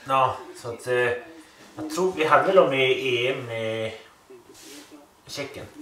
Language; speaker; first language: Swedish; native; Swedish